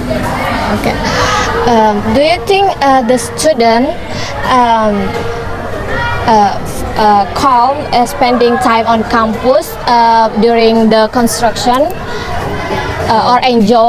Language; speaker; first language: English; non-native, learner; Indonesian